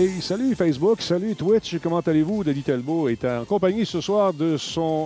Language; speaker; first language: French; native; French